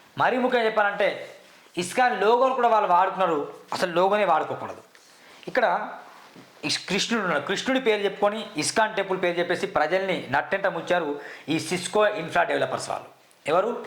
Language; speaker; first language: Telugu; native; Telugu